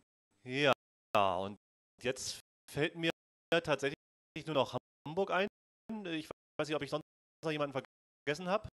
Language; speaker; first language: German; native; German